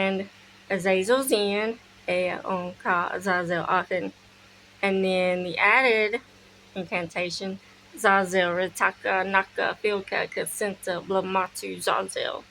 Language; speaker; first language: English; native; English